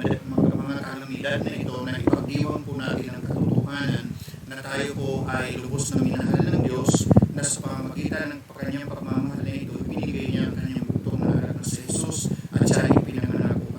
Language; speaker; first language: Filipino; native; Filipino